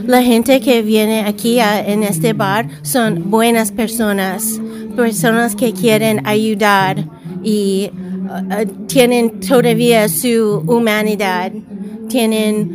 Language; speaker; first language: Spanish; non-native, learner; English